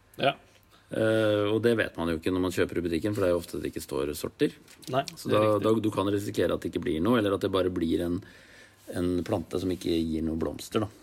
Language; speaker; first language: Norwegian; native; Norwegian